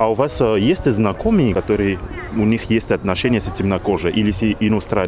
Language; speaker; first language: Russian; non-native, learner; French